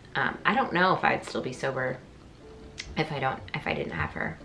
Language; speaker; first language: English; native; English